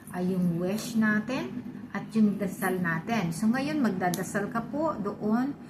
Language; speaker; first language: Filipino; native; Filipino